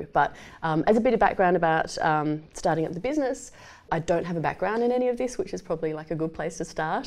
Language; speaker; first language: English; native; English